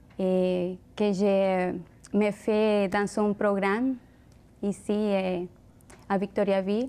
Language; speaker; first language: French; non-native, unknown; Spanish